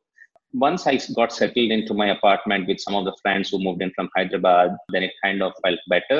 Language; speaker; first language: English; non-native, local second language; Telugu